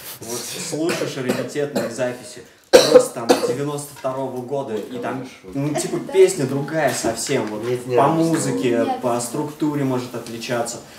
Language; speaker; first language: Russian; native; Russian